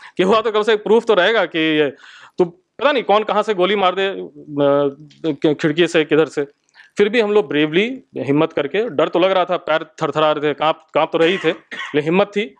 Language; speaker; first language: Hindi; native; Hindi